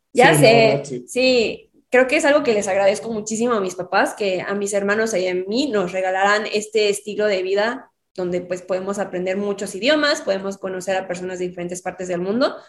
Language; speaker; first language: Spanish; native; Spanish